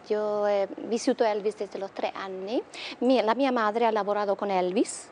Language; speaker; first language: Italian; non-native, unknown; Spanish